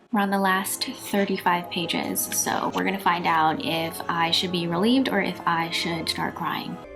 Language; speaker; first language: English; native; English